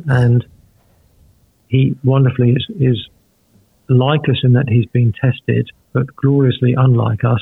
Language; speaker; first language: English; native; English